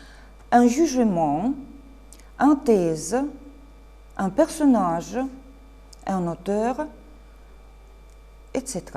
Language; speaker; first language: French; non-native, fluent; Russian